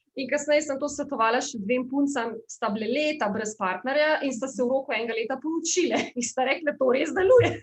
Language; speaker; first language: Slovenian; native; Slovenian